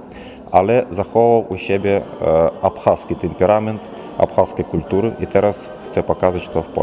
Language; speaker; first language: Polish; non-native, learner; Georgian